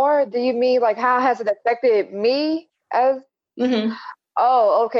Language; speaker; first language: English; native; English